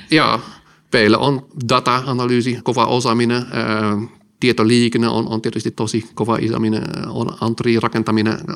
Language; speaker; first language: Finnish; non-native, fluent; Dutch